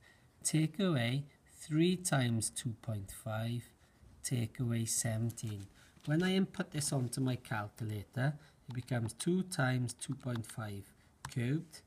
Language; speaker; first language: English; native; English